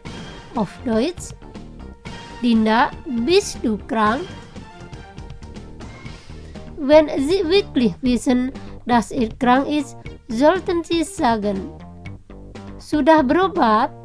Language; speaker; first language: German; non-native, fluent; Indonesian